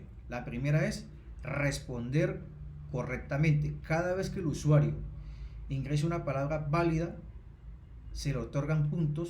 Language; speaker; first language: Spanish; native; Spanish